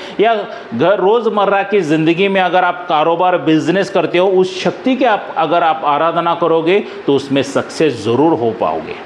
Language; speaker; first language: Hindi; non-native, local second language; Marathi